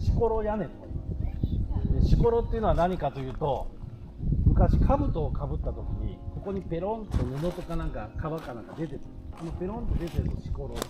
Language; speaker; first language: Japanese; native; Japanese